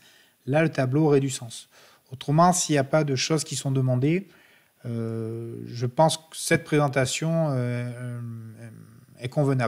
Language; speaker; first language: French; native; French